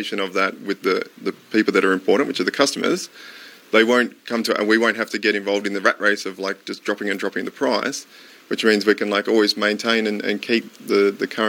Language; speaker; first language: English; native; English